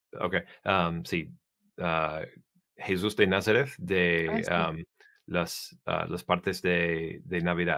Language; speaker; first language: Spanish; non-native, learner; English